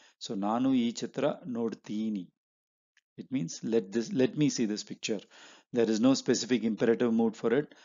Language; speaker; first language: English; non-native, local second language; Hindi